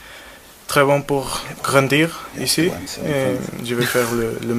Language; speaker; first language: French; non-native, learner; Portuguese